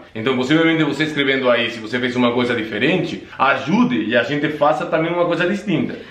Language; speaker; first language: Portuguese; non-native, fluent; Spanish